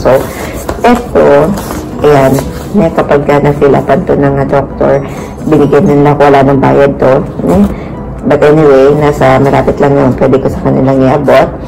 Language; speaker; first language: Filipino; native; Filipino